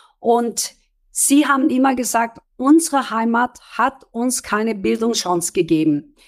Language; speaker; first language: German; early bilingual, other home language; Kurdish